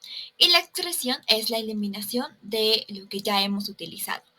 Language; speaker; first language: Spanish; native; Spanish